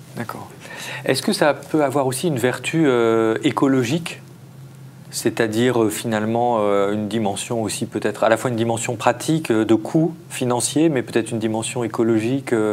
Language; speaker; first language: French; native; French